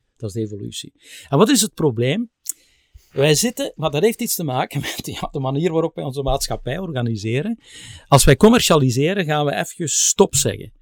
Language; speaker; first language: Dutch; native; Dutch